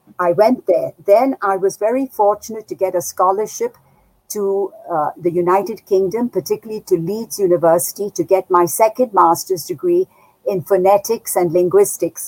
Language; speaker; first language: English; non-native, local second language; Nepali